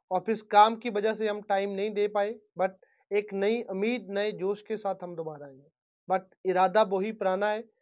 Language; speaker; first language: Hindi; non-native, local second language; Punjabi